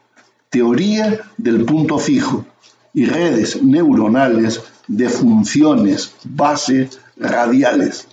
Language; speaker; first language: Spanish; native; Spanish